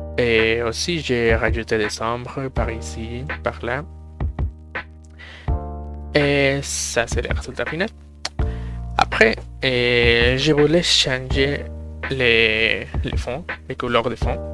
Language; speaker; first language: French; non-native, fluent; Spanish